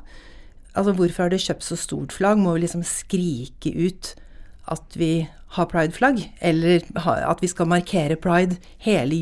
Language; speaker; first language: Norwegian; native; Norwegian